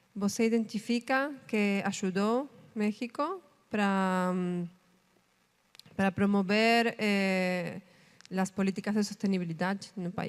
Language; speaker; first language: Portuguese; non-native, learner; Spanish